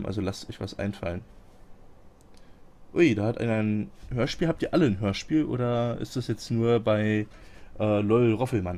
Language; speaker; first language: German; native; German